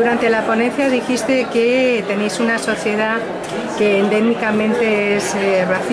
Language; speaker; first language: Spanish; native; Spanish